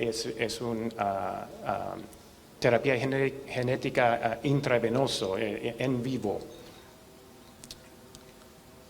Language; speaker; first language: Spanish; non-native, learner; English